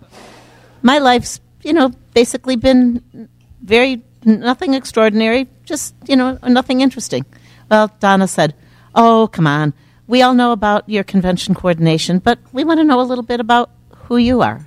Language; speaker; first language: English; native; English